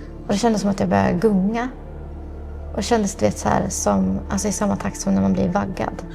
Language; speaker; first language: Swedish; native; Swedish